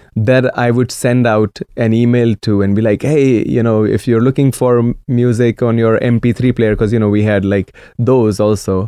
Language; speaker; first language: English; non-native, local second language; Marathi